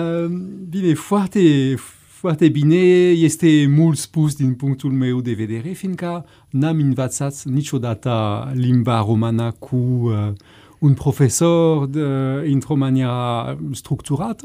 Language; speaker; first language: Romanian; non-native, fluent; French